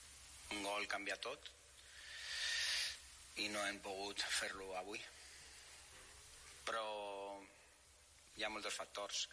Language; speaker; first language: Catalan; non-native, fluent; Spanish